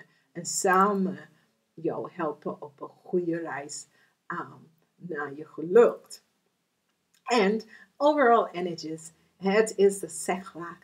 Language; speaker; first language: Dutch; non-native, learner; English